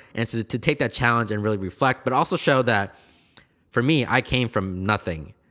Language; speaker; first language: English; native; English